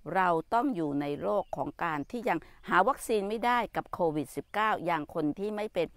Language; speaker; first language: Thai; native; Thai